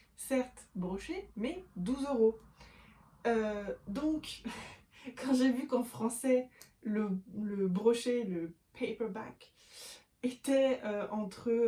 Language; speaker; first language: French; native; French